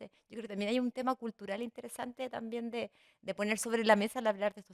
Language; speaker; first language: Spanish; native; Spanish